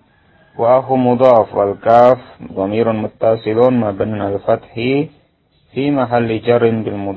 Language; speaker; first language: Arabic; non-native, fluent; Indonesian